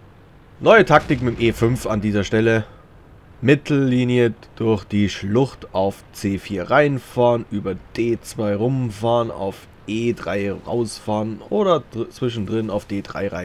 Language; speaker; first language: German; native; German